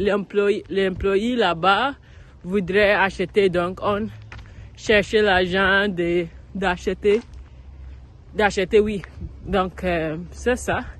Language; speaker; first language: French; non-native, learner; English